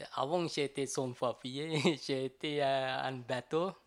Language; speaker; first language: French; non-native, learner; Tamil